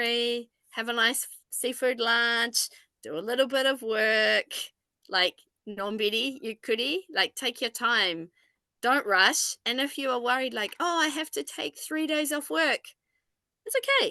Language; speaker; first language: English; non-native, fluent; Japanese